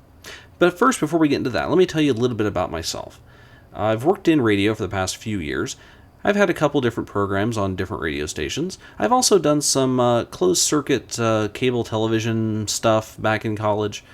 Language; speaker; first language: English; native; English